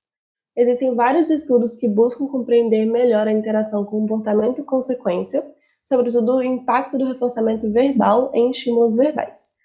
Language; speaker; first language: Portuguese; native; Portuguese